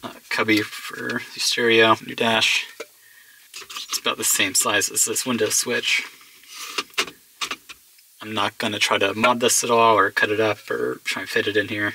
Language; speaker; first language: English; native; English